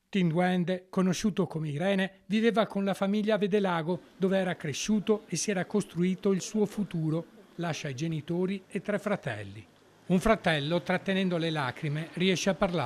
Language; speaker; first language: Italian; native; Italian